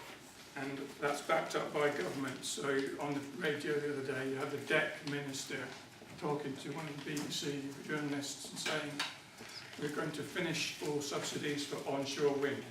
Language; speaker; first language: English; native; English